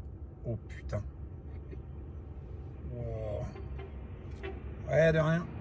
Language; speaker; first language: French; native; French